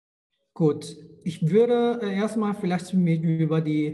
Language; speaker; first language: German; non-native, fluent; Chinese